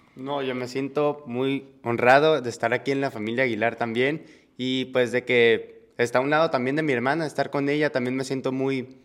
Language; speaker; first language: Spanish; native; Spanish